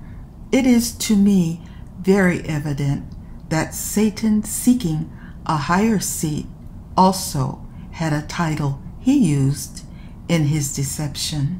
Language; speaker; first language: English; native; English